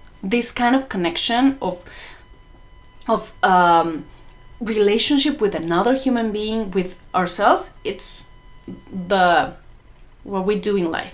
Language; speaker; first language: English; non-native, fluent; Spanish